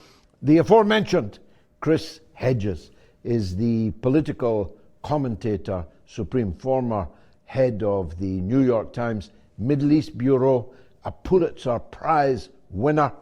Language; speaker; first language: English; native; English